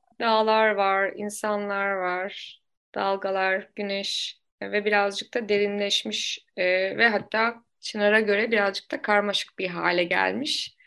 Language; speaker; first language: Turkish; native; Turkish